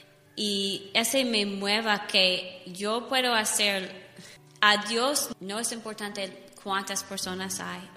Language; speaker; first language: Spanish; non-native, learner; English